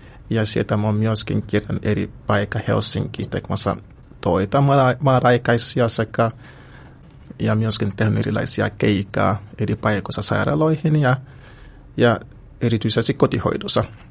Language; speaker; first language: Finnish; non-native, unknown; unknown